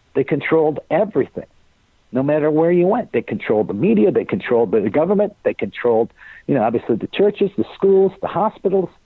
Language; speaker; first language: English; native; English